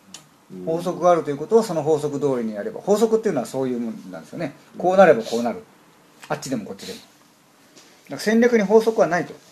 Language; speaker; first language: Japanese; native; Japanese